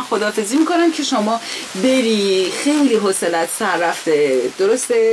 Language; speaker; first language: Persian; native; Persian